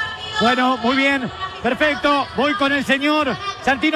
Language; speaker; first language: Spanish; native; Spanish